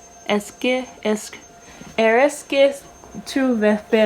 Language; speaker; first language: French; non-native, learner; English